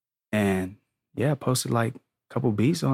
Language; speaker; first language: English; native; English